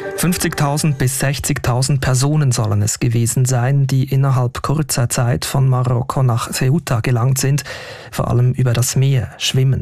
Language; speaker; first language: German; native; German